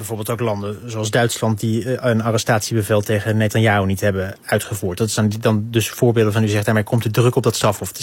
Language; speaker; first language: Dutch; native; Dutch